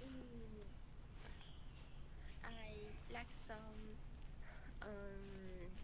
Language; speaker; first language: English; non-native, learner; Chinese